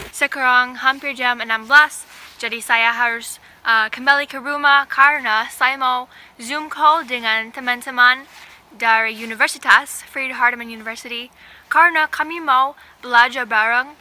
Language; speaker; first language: Indonesian; non-native, fluent; English